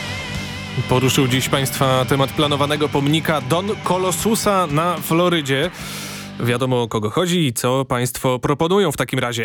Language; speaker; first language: Polish; native; Polish